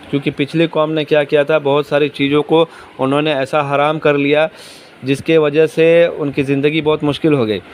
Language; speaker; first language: Urdu; native; Urdu